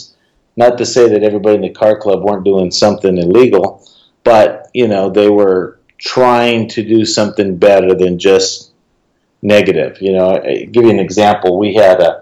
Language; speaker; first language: English; native; English